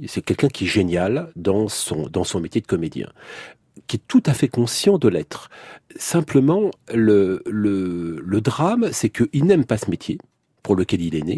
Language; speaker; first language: French; native; French